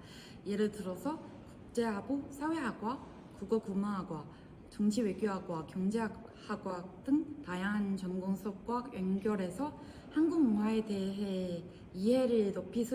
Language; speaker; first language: Korean; non-native, fluent; Chinese